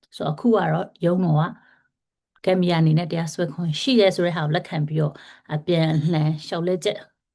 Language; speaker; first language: Burmese; non-native, local second language; Rohingya